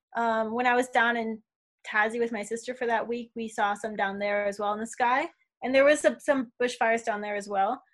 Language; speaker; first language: English; native; English